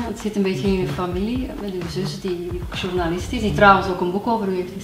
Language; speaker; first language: Dutch; native; Dutch